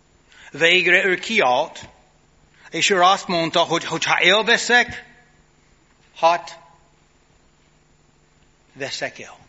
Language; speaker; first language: Hungarian; non-native, fluent; English